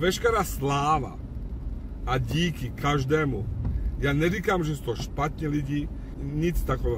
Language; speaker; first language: Czech; non-native, fluent; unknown